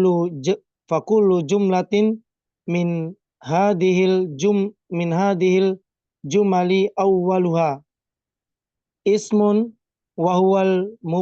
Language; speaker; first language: Arabic; non-native, learner; Indonesian